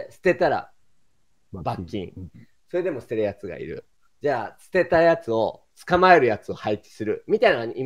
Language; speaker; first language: Japanese; native; Japanese